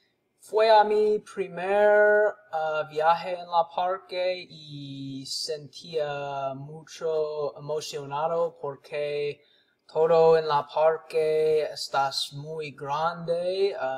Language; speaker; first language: Spanish; non-native, learner; English